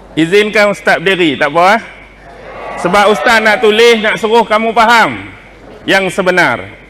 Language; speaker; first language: Malay; native; Malay